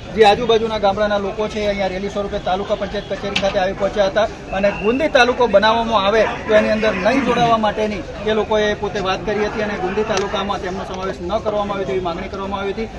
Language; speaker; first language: Gujarati; native; Gujarati